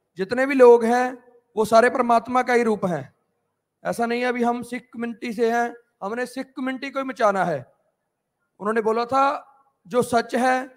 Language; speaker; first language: Hindi; non-native, local second language; Punjabi